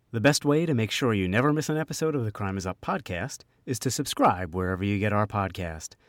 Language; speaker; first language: English; native; English